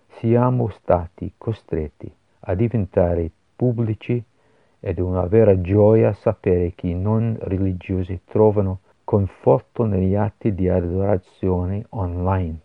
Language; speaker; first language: Italian; non-native, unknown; English